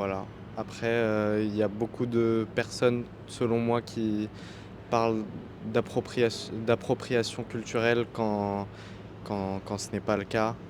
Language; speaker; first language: French; non-native, fluent; Russian